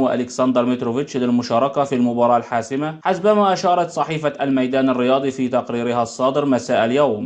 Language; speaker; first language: Arabic; native; Arabic